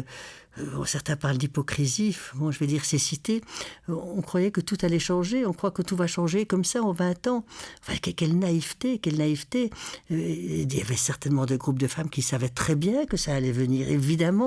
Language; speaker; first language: French; native; French